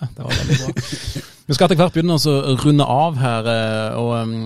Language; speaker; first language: Norwegian; native; Norwegian